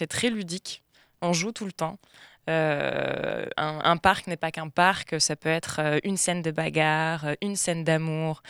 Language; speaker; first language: French; native; French